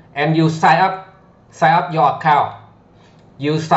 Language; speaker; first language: English; non-native, learner; Vietnamese